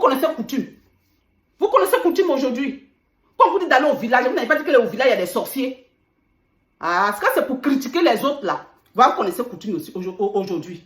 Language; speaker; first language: French; native; French